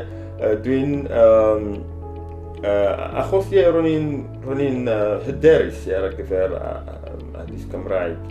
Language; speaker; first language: Welsh; non-native, learner; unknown